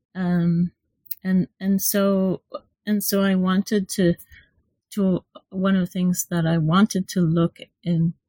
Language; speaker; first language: English; non-native, fluent; Hebrew